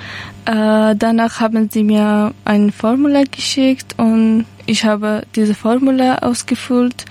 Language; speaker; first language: German; non-native, learner; Persian